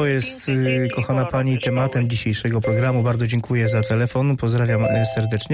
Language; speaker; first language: Polish; native; Polish